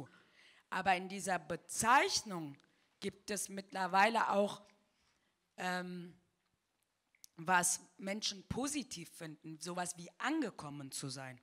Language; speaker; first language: German; early bilingual, other home language; Turkish